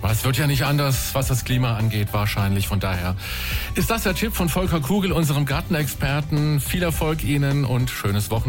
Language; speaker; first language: German; native; German